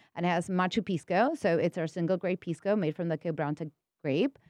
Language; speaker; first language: English; early bilingual, other home language; Spanish